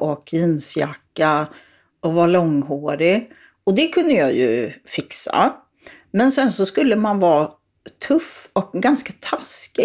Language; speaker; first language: Swedish; native; Swedish